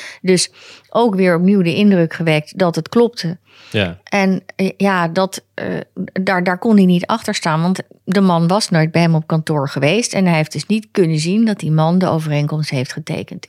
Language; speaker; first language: Dutch; native; Dutch